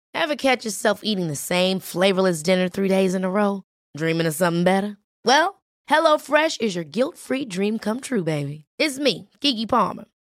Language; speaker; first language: French; non-native, fluent; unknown